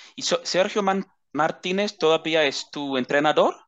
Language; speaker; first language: Spanish; non-native, fluent; English